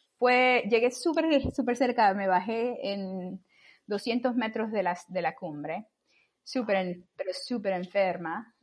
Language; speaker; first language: Spanish; native; Spanish